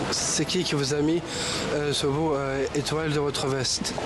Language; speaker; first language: French; non-native, local second language; Arabic